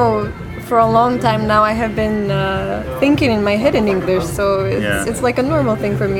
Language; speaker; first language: English; non-native, fluent; Macedonian